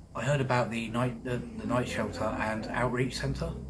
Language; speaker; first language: English; native; English